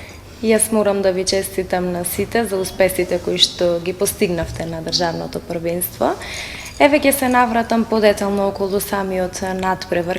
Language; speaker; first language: Macedonian; native; Macedonian